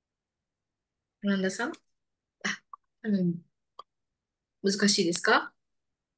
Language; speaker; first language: Japanese; non-native, fluent; Indonesian